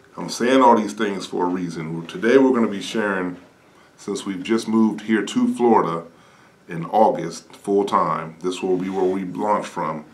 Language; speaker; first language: English; native; English